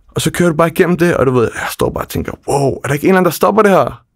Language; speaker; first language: Danish; native; Danish